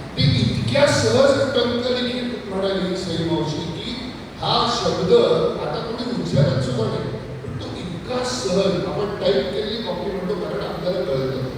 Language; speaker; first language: Marathi; non-native, local second language; Konkani